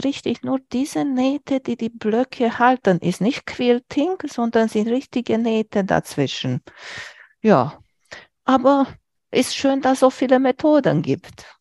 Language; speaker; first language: German; non-native, fluent; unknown